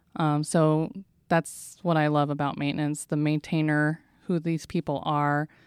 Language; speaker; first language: English; native; English